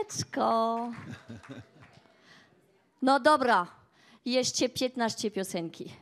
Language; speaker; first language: Polish; non-native, learner; French